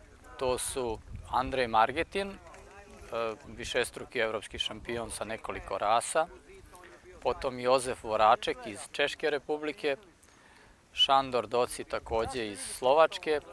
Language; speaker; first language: Bosnian; native; Bosnian